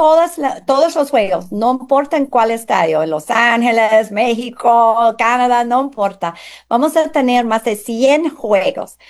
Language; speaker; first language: Spanish; non-native, fluent; English